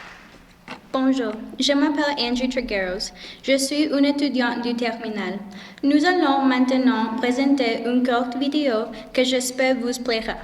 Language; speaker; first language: French; non-native, learner; English